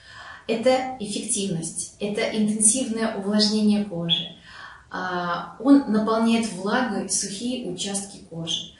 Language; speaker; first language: Russian; native; Russian